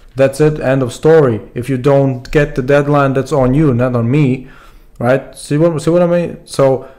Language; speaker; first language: English; non-native, fluent; Latvian